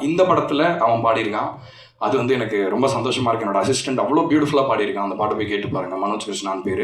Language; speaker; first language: Tamil; native; Tamil